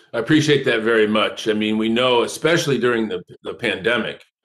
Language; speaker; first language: English; native; English